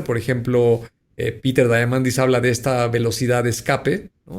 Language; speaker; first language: Spanish; native; Spanish